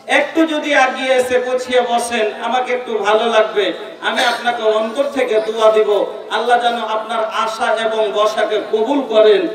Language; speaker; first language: Bangla; non-native, local second language; Bhojpuri